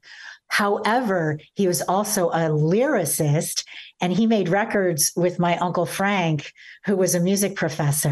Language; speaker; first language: English; native; English